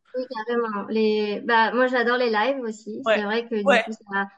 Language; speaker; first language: French; native; French